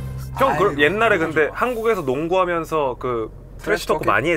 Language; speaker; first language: Korean; native; Korean